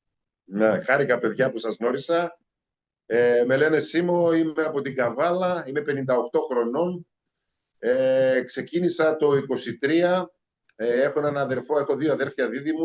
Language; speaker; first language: Greek; native; Greek